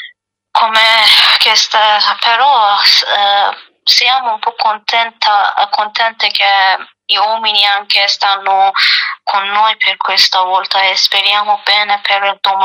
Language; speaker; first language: Italian; non-native, learner; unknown